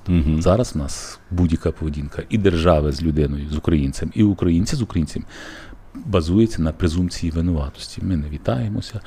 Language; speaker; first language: Ukrainian; native; Ukrainian